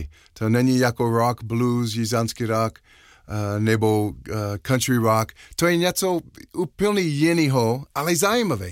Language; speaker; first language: Czech; non-native, learner; English